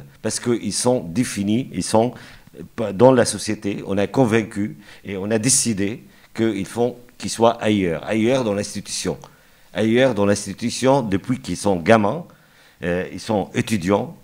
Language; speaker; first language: French; non-native, fluent; Arabic